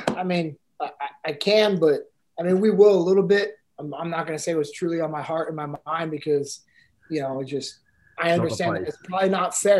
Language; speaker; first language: English; native; English